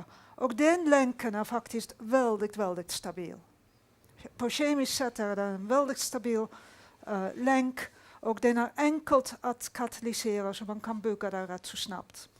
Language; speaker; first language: Swedish; non-native, fluent; Dutch